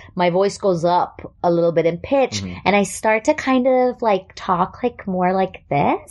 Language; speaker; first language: English; early bilingual, other home language; German